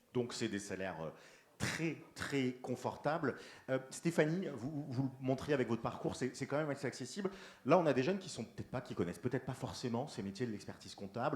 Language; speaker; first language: French; native; French